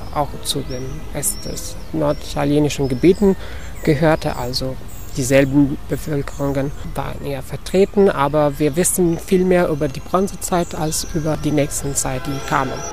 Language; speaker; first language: German; non-native, fluent; Italian